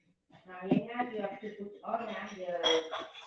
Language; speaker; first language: English; non-native, learner; French